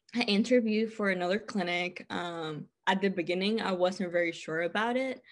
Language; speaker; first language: English; non-native, fluent; Spanish